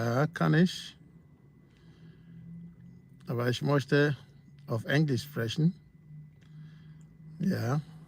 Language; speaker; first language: German; non-native, learner; English